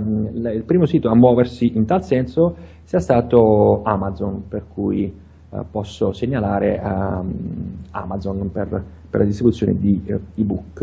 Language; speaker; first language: Italian; native; Italian